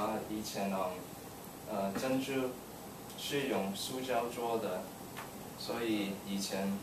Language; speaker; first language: Chinese; non-native, learner; English